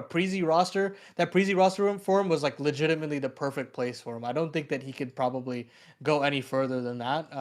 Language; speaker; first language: English; native; English